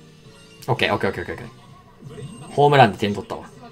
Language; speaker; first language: Japanese; native; Japanese